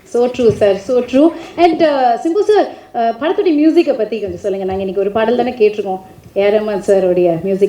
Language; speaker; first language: Tamil; native; Tamil